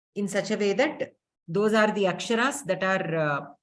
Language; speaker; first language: English; non-native, local second language; Telugu